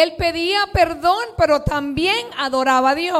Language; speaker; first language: Spanish; early bilingual, heritage; Spanish